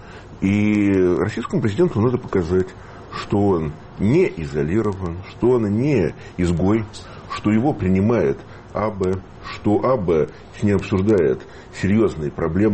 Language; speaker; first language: Russian; native; Russian